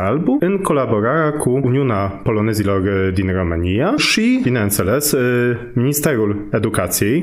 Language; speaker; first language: Romanian; non-native, fluent; Polish